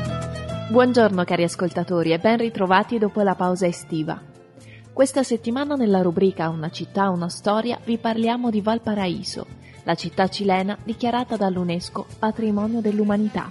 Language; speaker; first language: Italian; native; Italian